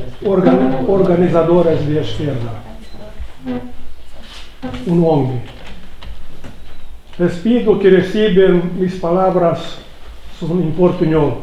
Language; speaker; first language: Spanish; non-native, learner; Hungarian